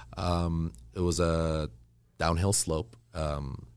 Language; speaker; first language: English; early bilingual, other home language; Arabic